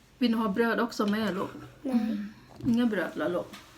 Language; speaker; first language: Swedish; non-native, learner; Thai